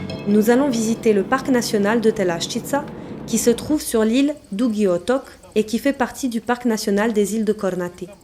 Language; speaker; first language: French; native; French